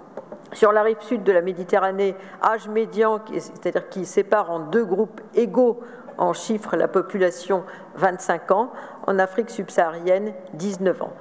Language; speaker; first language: French; native; French